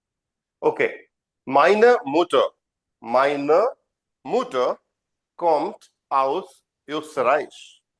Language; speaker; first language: German; non-native, fluent; Hindi